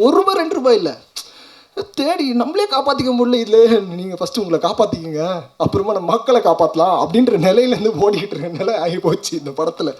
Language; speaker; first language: Tamil; native; Tamil